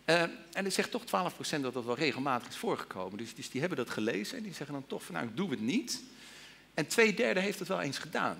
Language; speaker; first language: Dutch; native; Dutch